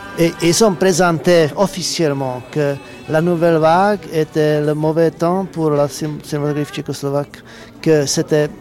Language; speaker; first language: French; non-native, learner; Czech